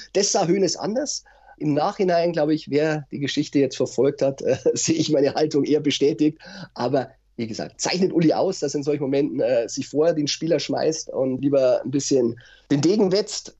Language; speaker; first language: German; native; German